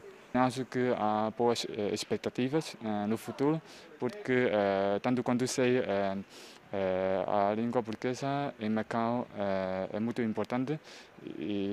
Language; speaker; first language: Portuguese; non-native, local second language; Chinese